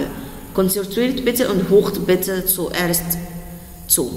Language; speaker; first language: German; non-native, fluent; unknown